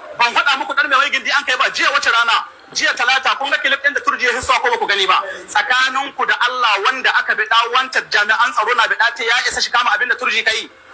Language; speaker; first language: Hausa; native; Hausa